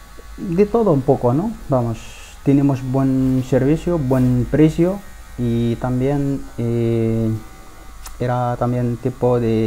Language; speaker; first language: Spanish; non-native, learner; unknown